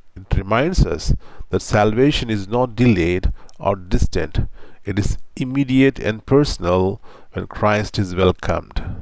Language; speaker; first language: English; non-native, local second language; Telugu